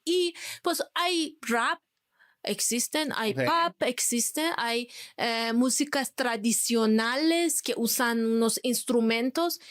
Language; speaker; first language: Spanish; non-native, fluent; Persian